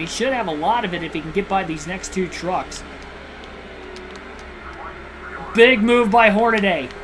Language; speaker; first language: English; native; English